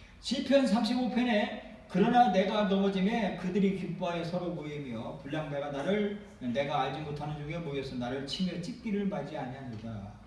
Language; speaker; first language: Korean; native; Korean